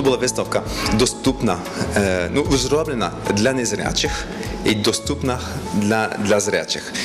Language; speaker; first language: Ukrainian; early bilingual, heritage; Ukrainian